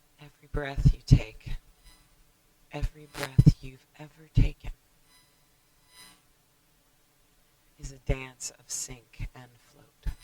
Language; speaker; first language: English; native; English